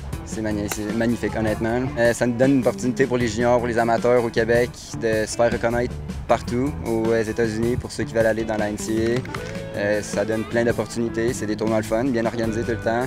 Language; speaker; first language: French; native; French